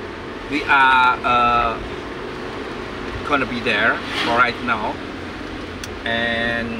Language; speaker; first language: English; non-native, learner; Indonesian